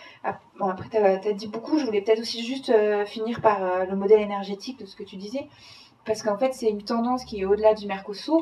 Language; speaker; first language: French; native; French